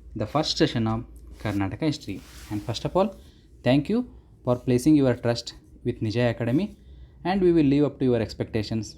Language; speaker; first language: English; non-native, local second language; Kannada